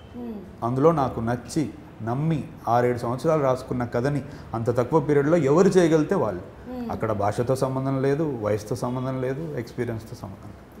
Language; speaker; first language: Telugu; native; Telugu